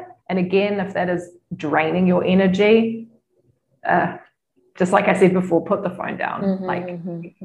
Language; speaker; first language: English; native; English